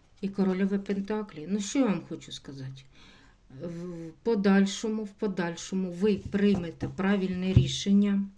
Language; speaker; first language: Ukrainian; non-native, local second language; Russian